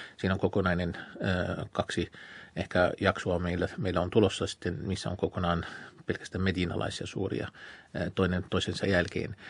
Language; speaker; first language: Finnish; non-native, fluent; Arabic